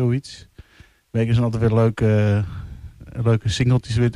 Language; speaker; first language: Dutch; native; Dutch